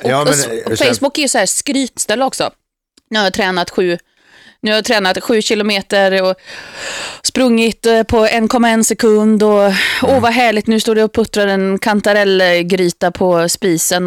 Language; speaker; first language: Swedish; native; Swedish